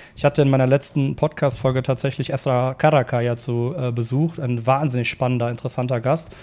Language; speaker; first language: German; native; German